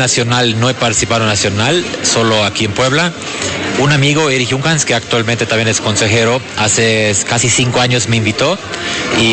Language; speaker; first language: Spanish; non-native, fluent; German